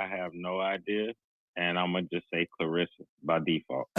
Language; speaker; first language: English; native; English